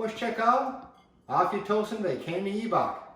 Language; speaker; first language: Turkish; non-native, learner; English